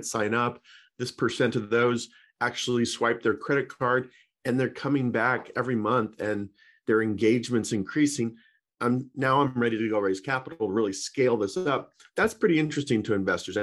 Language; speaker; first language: English; native; English